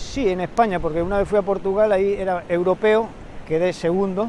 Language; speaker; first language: Spanish; native; Spanish